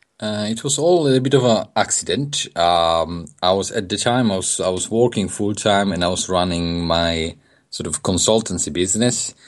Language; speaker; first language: English; non-native, fluent; Polish